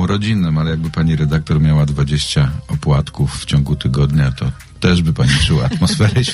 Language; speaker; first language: Polish; native; Polish